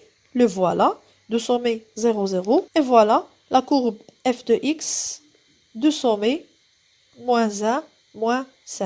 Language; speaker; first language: French; non-native, local second language; Arabic